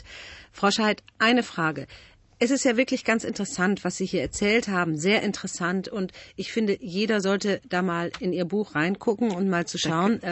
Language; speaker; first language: German; native; German